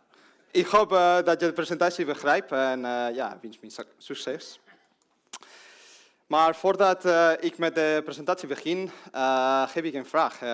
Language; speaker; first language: Dutch; non-native, learner; Spanish